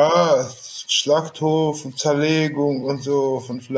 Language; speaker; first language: German; non-native, fluent; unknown